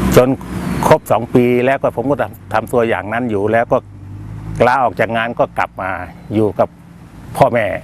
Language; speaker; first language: Thai; native; Thai